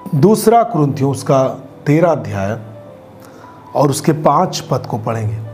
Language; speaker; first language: Hindi; native; Hindi